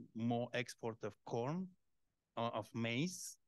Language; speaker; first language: English; non-native, fluent; Bulgarian